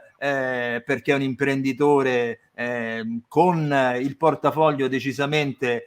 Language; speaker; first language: Italian; native; Italian